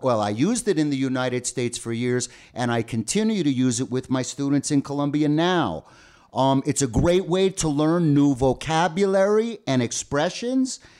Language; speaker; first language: English; native; English